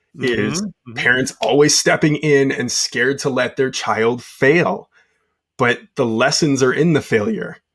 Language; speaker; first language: English; native; English